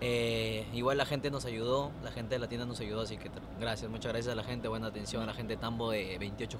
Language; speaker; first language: Spanish; native; Spanish